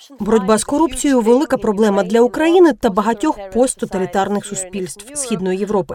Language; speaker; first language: Ukrainian; native; Ukrainian